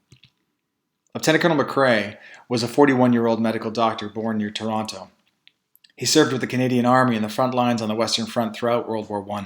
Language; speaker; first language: English; native; English